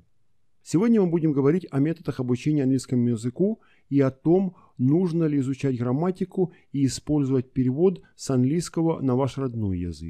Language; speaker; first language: Russian; native; Russian